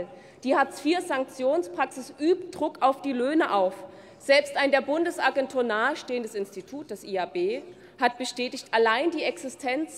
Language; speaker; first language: German; native; German